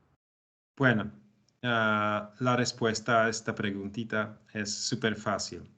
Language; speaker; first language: Spanish; non-native, learner; Czech